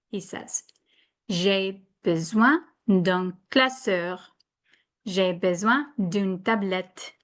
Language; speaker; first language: French; non-native, fluent; English